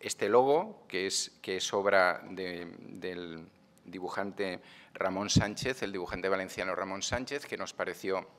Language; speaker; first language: Spanish; non-native, local second language; Catalan